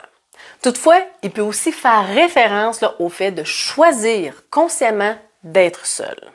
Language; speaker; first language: French; native; French